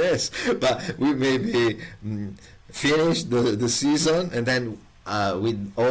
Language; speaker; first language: English; non-native, learner; Italian